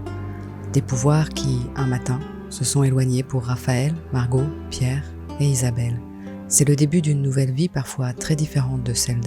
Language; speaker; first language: French; native; French